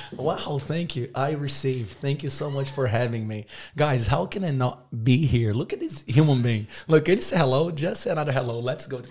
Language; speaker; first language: English; non-native, fluent; Portuguese